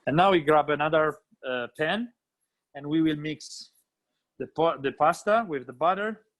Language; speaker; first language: English; non-native, fluent; Italian